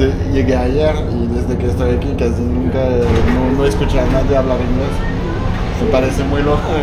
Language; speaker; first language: Spanish; non-native, fluent; French